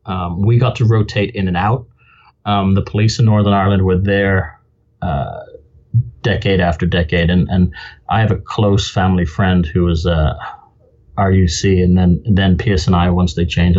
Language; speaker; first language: English; native; English